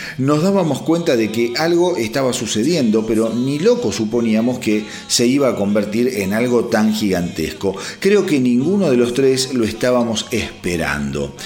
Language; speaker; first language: Spanish; native; Spanish